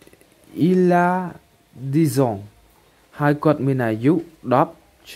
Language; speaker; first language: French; non-native, learner; Khmer